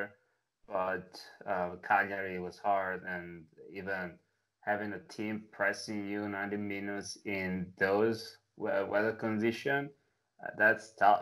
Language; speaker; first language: English; non-native, fluent; Italian